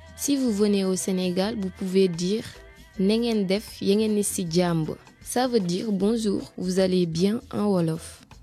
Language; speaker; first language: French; non-native, local second language; Wolof